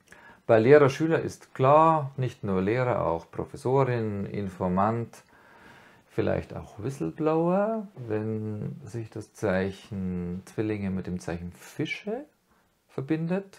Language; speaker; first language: German; native; German